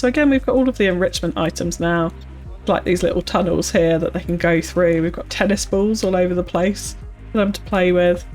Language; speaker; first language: English; native; English